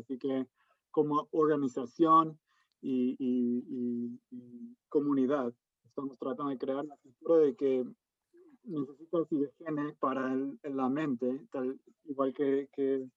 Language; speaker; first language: Spanish; early bilingual, heritage; Spanish